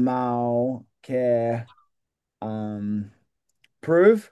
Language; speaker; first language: Indonesian; non-native, learner; English